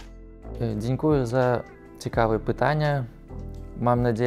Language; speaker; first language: Polish; non-native, learner; Russian